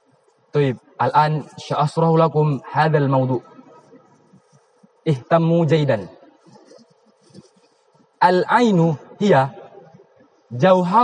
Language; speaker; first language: Arabic; non-native, learner; Indonesian